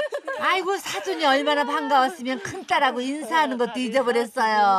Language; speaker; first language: Korean; native; Korean